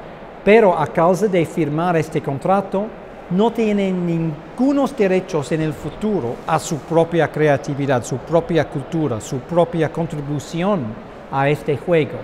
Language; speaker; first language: Spanish; non-native, fluent; English